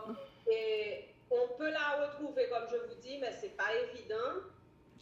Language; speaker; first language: French; native; French